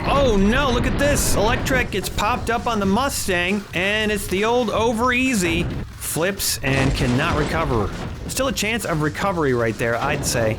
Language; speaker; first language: English; native; English